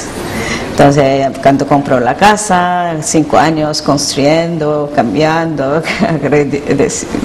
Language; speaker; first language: Spanish; non-native, learner; Korean